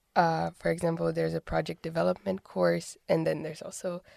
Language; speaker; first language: English; non-native, fluent; Portuguese